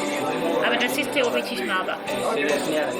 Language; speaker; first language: German; non-native, learner; French